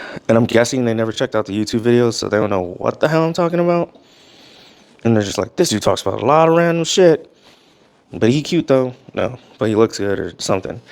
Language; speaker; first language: English; native; English